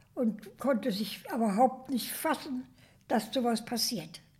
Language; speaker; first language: German; native; German